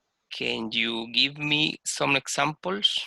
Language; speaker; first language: English; non-native, learner; Spanish